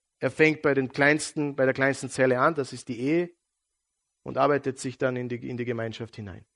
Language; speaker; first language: German; non-native, fluent; Serbian